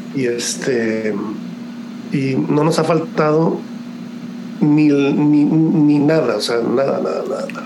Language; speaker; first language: Spanish; native; Spanish